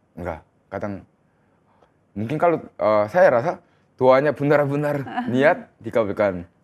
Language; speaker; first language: Indonesian; non-native, fluent; Korean